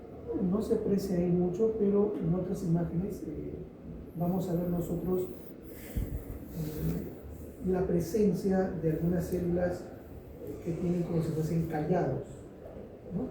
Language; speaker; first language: Spanish; native; Spanish